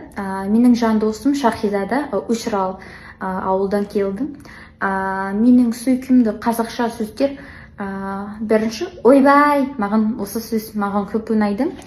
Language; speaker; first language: Kazakh; non-native, learner; English